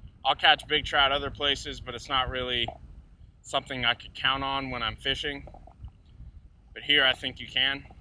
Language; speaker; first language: English; native; English